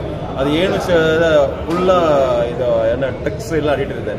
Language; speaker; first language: Kannada; non-native, learner; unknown